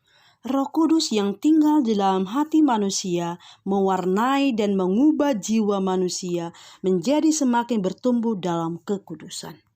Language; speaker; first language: Indonesian; native; Indonesian